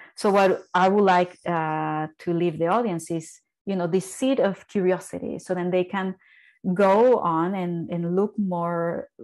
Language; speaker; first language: English; non-native, fluent; Spanish